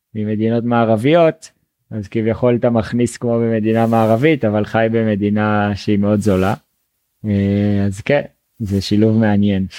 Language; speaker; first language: Hebrew; native; Hebrew